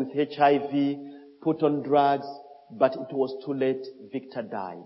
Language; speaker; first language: English; non-native, fluent; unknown